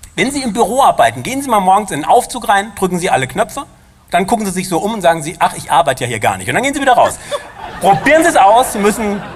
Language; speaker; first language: German; native; German